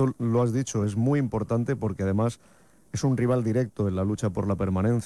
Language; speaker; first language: Spanish; native; Spanish